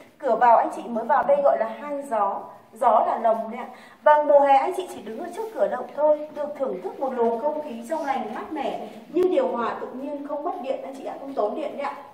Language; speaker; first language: Vietnamese; non-native, local second language; Tày